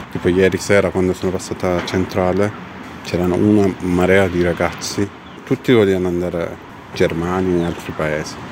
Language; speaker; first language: Italian; non-native, fluent; Persian